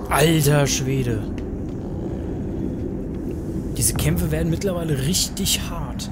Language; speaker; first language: German; native; German